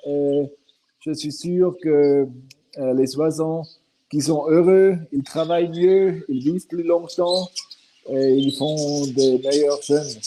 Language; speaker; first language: French; non-native, fluent; Swiss German